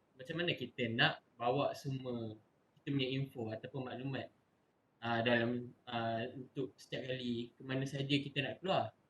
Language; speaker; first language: Malay; native; Malay